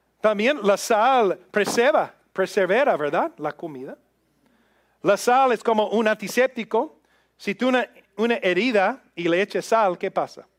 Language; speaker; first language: Spanish; non-native, fluent; English